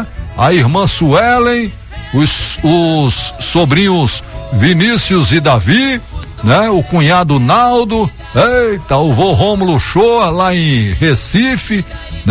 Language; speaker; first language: Portuguese; native; Portuguese